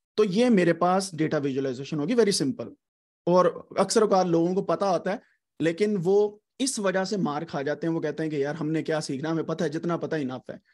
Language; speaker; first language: Urdu; native; Urdu